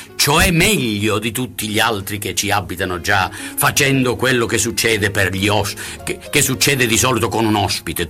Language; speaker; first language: Italian; native; Italian